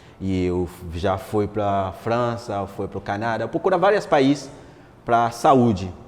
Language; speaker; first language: Portuguese; non-native, fluent; Haitian Creole